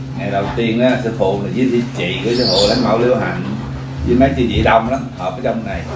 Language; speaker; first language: Vietnamese; early bilingual, heritage; Vietnamese